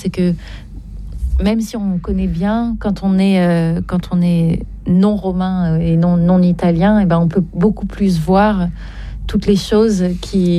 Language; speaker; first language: French; native; French